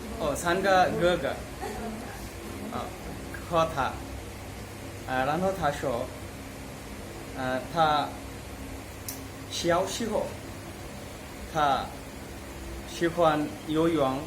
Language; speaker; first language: Chinese; non-native, learner; Bangla